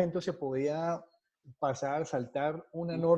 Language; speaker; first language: Spanish; native; Spanish